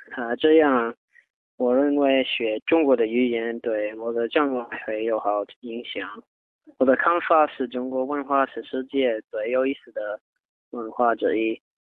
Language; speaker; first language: Chinese; non-native, learner; English